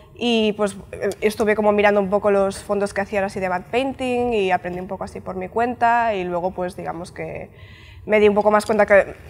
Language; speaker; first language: Spanish; native; Spanish